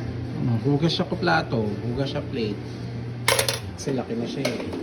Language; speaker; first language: Filipino; native; Filipino